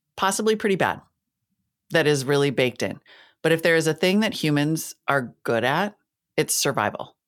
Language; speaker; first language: English; native; English